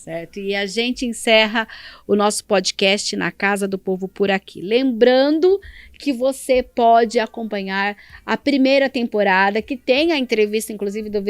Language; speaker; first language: Portuguese; native; Portuguese